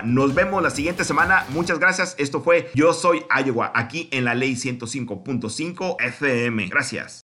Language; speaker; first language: Spanish; native; Spanish